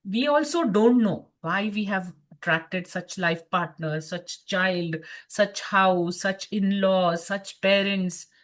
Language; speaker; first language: English; non-native, local second language; Kannada